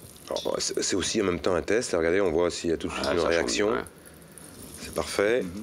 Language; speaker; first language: French; native; French